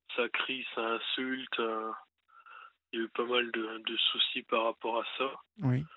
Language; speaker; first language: French; native; French